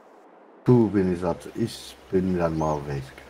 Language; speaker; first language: German; native; German